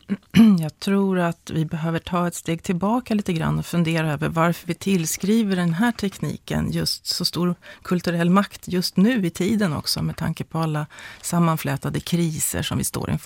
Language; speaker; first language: Swedish; native; Swedish